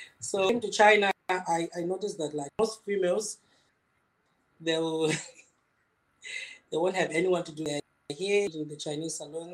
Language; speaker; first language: English; non-native, local second language; Shona